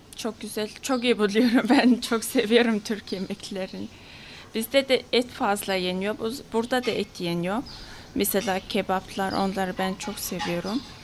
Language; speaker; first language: Turkish; non-native, fluent; Mongolian